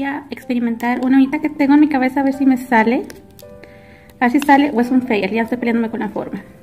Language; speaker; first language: Spanish; early bilingual, heritage; Spanish